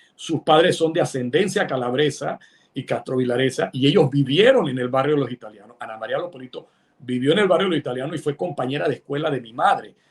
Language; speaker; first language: Spanish; early bilingual, other home language; Italian